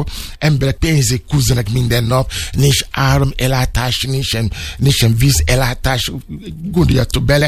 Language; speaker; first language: Hungarian; non-native, fluent; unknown